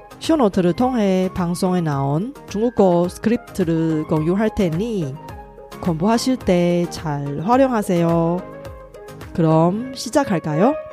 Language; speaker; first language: Korean; non-native, fluent; Chinese